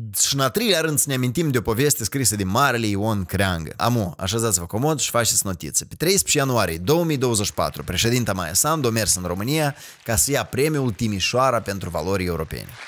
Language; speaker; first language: Romanian; native; Romanian